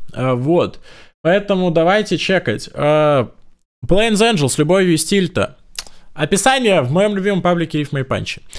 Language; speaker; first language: Russian; native; Russian